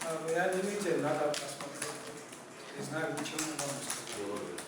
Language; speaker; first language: Russian; non-native, fluent; Georgian